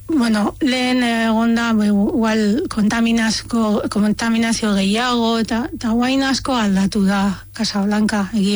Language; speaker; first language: Basque; non-native, fluent; Arabic